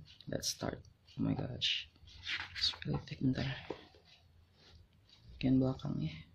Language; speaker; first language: English; non-native, learner; Indonesian